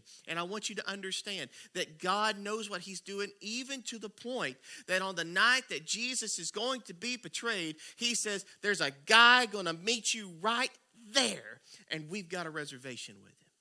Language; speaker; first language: English; native; English